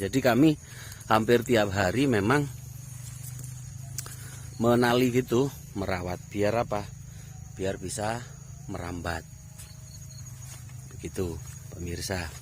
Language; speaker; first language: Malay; non-native, local second language; Javanese